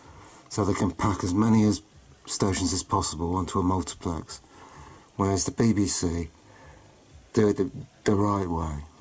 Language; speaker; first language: English; native; English